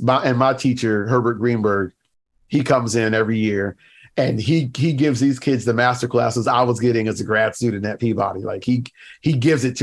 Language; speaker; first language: English; native; English